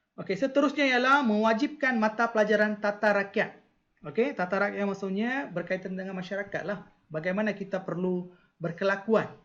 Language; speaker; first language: Malay; non-native, local second language; Tamil